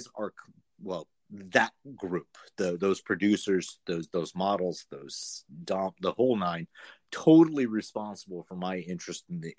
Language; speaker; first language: English; native; English